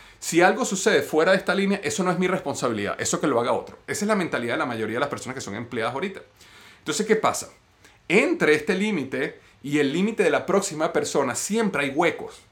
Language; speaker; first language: Spanish; native; Spanish